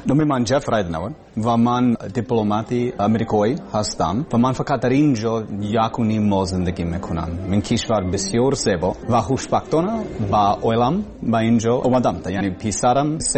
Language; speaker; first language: Persian; non-native, learner; English